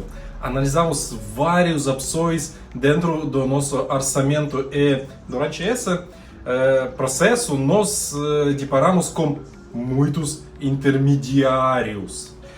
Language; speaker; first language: Portuguese; non-native, learner; Russian